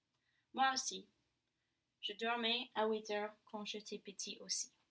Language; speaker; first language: French; non-native, learner; English